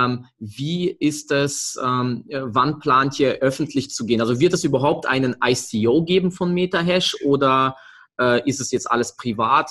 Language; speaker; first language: German; native; German